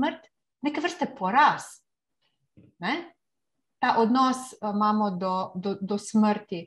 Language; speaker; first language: Slovenian; native; Slovenian